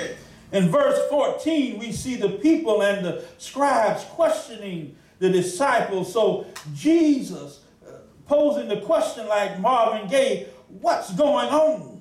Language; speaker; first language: English; native; English